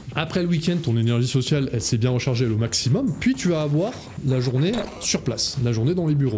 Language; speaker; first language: French; native; French